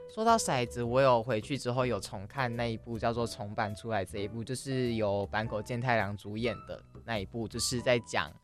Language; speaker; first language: Chinese; native; Chinese